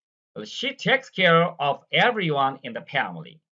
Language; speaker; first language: English; non-native, local second language; Bangla